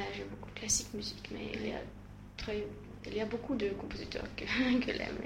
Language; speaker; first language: French; non-native, learner; Russian